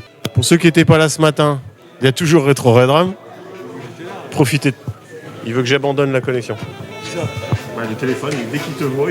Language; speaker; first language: French; native; French